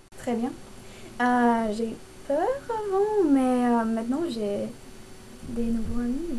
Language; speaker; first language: French; non-native, learner; German